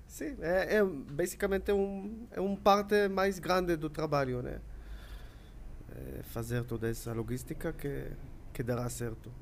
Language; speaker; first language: Portuguese; non-native, learner; Hebrew